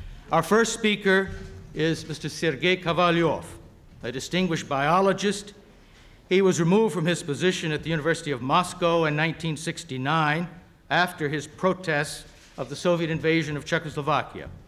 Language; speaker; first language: English; native; English